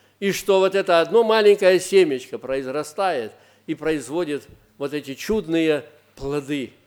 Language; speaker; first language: Russian; native; Russian